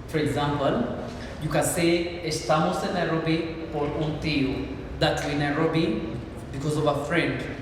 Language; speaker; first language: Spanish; non-native, learner; English